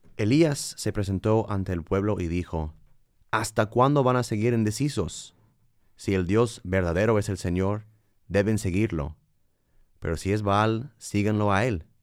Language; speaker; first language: Spanish; non-native, fluent; English